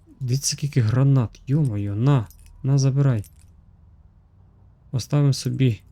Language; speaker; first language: Ukrainian; native; Ukrainian